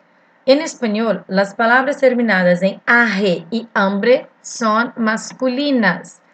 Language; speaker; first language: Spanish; non-native, fluent; Portuguese